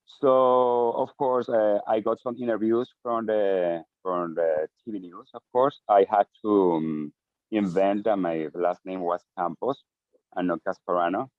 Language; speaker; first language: English; non-native, fluent; Spanish